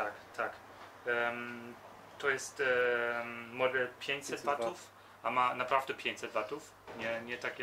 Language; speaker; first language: Polish; early bilingual, heritage; Polish